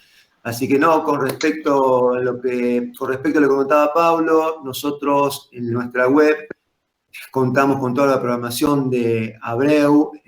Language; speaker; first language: Spanish; native; Spanish